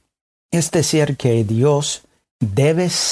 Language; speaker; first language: Spanish; non-native, fluent; English